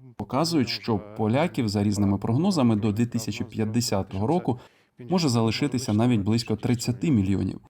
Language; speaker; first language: Ukrainian; non-native, fluent; Polish